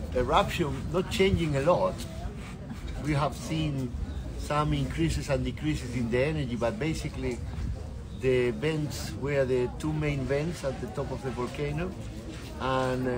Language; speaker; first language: English; non-native, fluent; Spanish